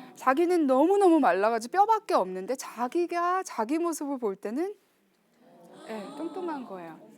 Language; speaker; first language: Korean; early bilingual, heritage; Korean